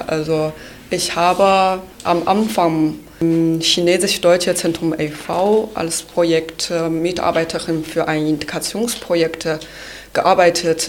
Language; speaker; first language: German; non-native, fluent; Chinese